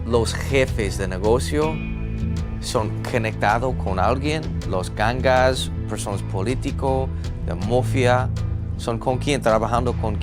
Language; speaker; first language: Spanish; non-native, learner; English